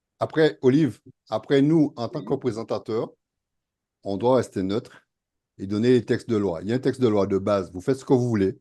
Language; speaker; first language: French; native; French